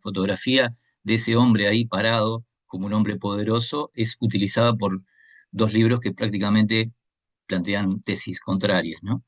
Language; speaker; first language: Spanish; native; Spanish